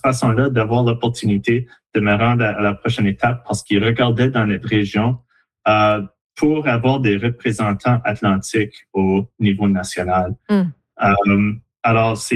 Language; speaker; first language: French; native; French